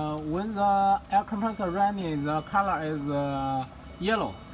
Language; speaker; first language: English; non-native, learner; Chinese